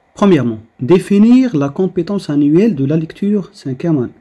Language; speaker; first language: French; non-native, local second language; Arabic